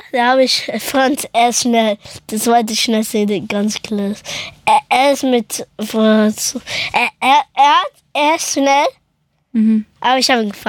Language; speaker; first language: German; early bilingual, other home language; Persian